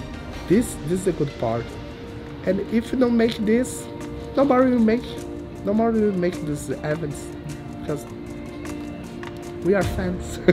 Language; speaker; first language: English; non-native, learner; Portuguese